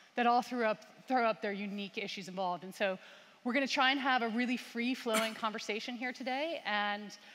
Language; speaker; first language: English; native; English